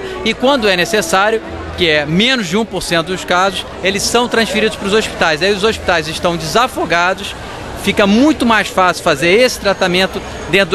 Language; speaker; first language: Portuguese; native; Portuguese